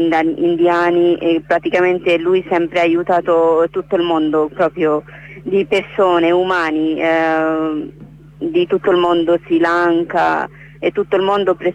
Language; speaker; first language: Italian; non-native, learner; Bangla